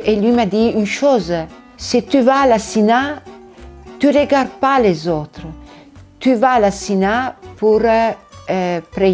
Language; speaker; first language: French; non-native, learner; Italian